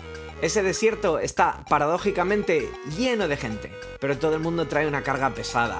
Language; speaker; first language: Spanish; native; Spanish